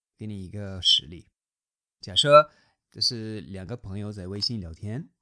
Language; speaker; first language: Chinese; non-native, fluent; Spanish